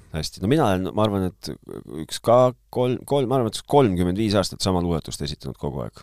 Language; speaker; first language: Estonian; native; Estonian